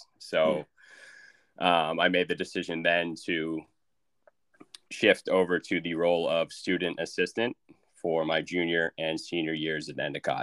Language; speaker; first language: English; native; English